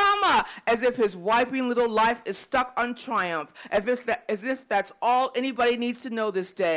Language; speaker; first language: English; native; English